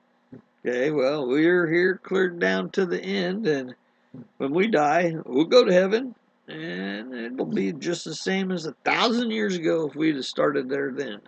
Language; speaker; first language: English; native; English